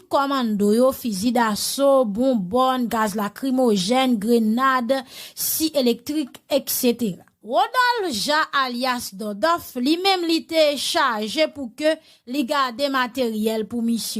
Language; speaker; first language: Haitian Creole; native; Haitian Creole